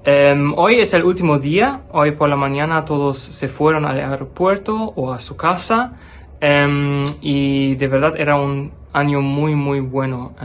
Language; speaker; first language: Spanish; non-native, fluent; German